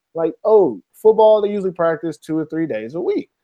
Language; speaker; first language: English; native; English